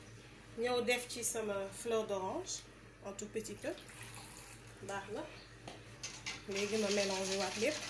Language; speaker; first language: French; non-native, local second language; Wolof